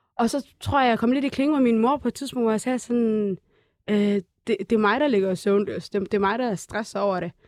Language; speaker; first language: Danish; early bilingual, other home language; Somali